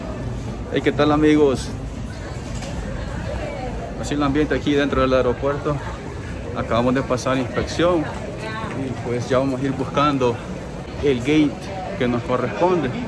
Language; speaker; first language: Spanish; native; Spanish